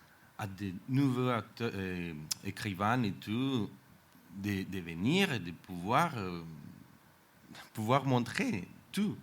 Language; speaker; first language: French; non-native, fluent; Spanish